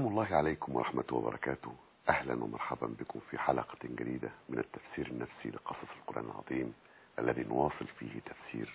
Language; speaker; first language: Arabic; native; Arabic